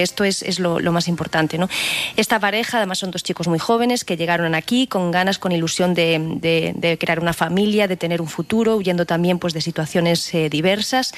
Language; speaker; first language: Spanish; native; Spanish